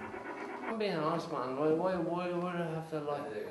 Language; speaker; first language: English; native; English